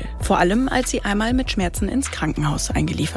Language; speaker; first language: German; native; German